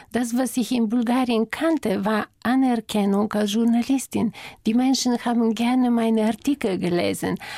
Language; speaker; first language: German; non-native, fluent; Bulgarian